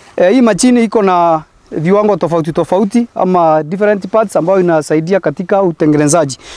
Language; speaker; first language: Swahili; non-native, local second language; Meru